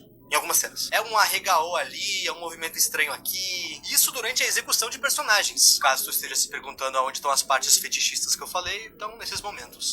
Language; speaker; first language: Portuguese; native; Portuguese